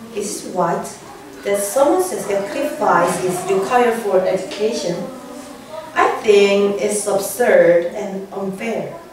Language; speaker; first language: English; non-native, learner; Korean